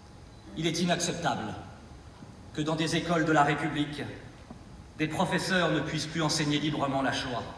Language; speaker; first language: French; native; French